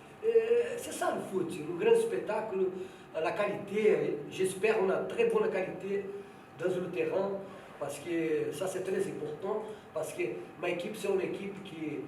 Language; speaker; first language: French; non-native, fluent; Portuguese